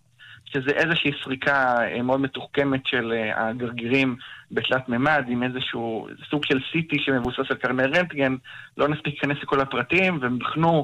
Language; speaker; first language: Hebrew; native; Hebrew